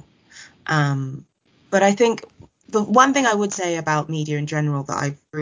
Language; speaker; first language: English; native; English